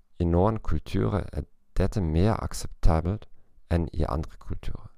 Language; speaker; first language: Norwegian; non-native, learner; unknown